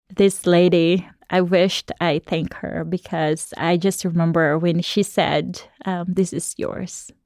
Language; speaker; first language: English; non-native, local second language; Cebuano